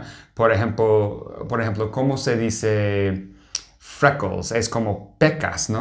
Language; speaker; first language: Spanish; non-native, fluent; English